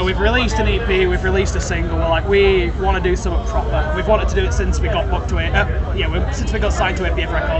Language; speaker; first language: English; native; English